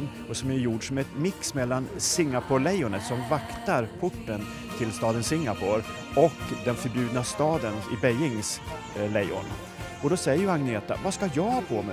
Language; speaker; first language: Swedish; native; Swedish